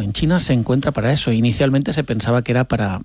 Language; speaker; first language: Spanish; native; Spanish